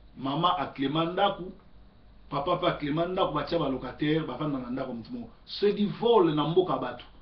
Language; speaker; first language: Lingala; native; Lingala